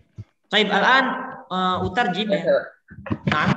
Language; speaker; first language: Arabic; non-native, fluent; Indonesian